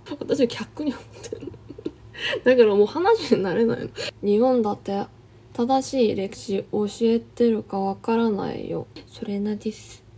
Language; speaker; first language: Japanese; non-native, fluent; Korean